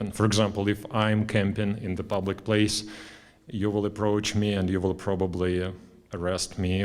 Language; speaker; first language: English; non-native, fluent; Russian